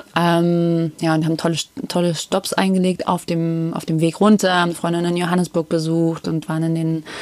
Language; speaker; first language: German; native; German